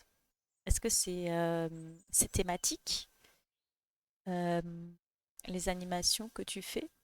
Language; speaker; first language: French; native; French